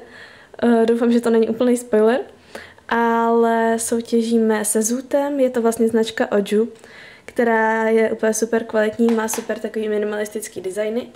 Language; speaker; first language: Czech; native; Czech